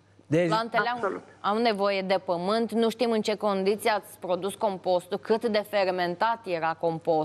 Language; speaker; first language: Romanian; native; Romanian